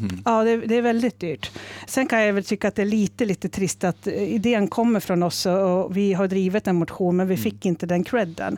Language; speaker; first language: Swedish; native; Swedish